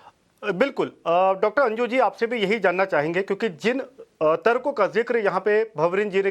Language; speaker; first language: Hindi; native; Hindi